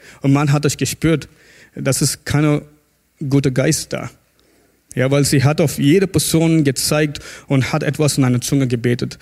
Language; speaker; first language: German; non-native, fluent; English